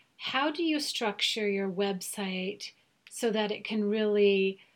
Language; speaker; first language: English; non-native, fluent; German